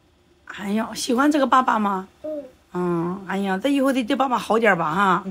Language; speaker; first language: Chinese; native; Chinese